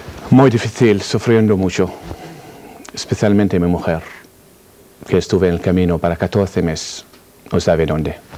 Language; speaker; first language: Spanish; non-native, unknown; Arabic